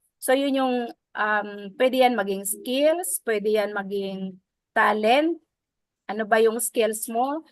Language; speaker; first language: Filipino; non-native, local second language; Waray